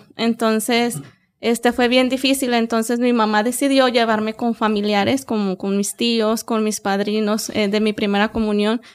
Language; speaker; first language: Spanish; native; Spanish